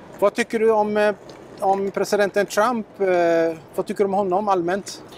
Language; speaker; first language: Swedish; native; Swedish